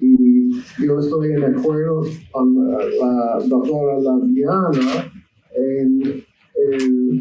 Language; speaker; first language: Spanish; non-native, learner; English